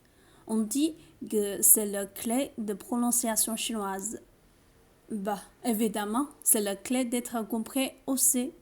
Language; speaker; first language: French; non-native, learner; Chinese